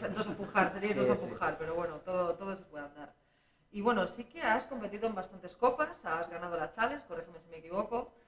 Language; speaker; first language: Spanish; native; Spanish